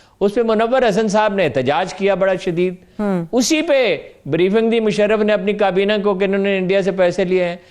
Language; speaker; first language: Urdu; non-native, local second language; Punjabi